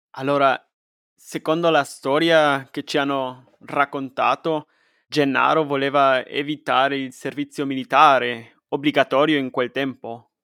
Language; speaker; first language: Italian; non-native, fluent; Spanish